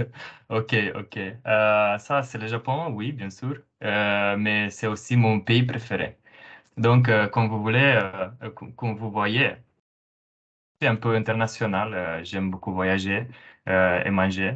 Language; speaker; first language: French; non-native, fluent; Romanian